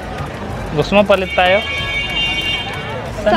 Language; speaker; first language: Filipino; non-native, learner; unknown